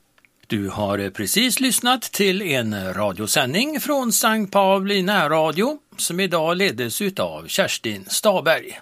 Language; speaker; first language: Swedish; native; Swedish